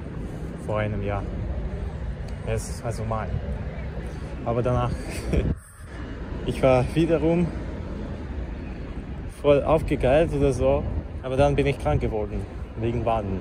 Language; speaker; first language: German; non-native, learner; Czech